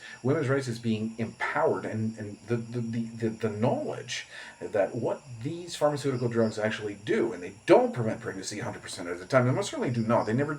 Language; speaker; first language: English; native; English